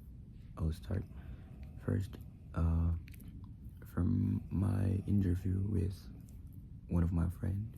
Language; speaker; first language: English; non-native, local second language; Indonesian